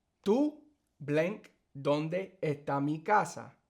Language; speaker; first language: Spanish; early bilingual, heritage; English